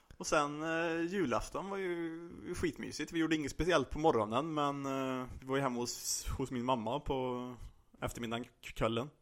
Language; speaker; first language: Swedish; native; Swedish